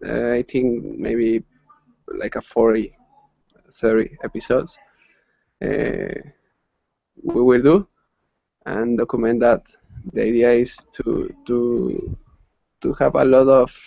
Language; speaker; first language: English; non-native, learner; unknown